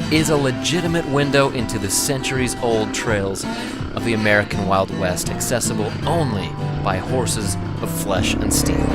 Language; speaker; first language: English; native; English